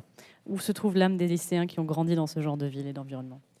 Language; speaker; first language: French; native; French